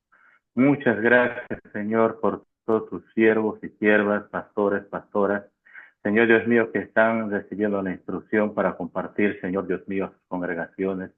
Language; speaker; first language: Spanish; native; Spanish